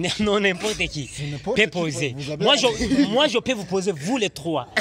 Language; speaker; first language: French; non-native, local second language; Rundi